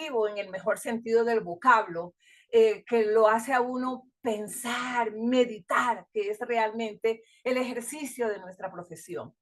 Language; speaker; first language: Spanish; native; Spanish